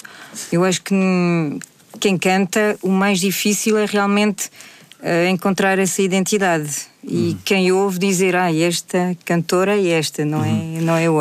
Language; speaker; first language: Portuguese; native; Portuguese